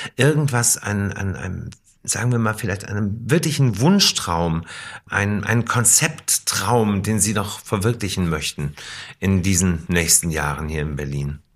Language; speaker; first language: German; native; German